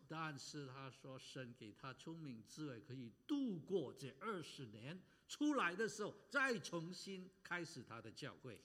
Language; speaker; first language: Chinese; native; Chinese